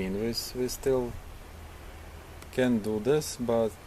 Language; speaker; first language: English; non-native, learner; Ukrainian